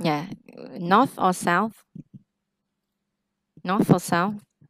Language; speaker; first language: English; non-native, fluent; Vietnamese